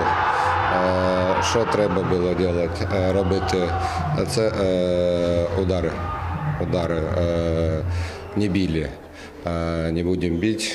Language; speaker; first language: Ukrainian; non-native, learner; Russian